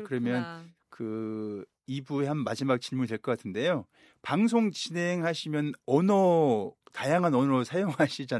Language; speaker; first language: Korean; native; Korean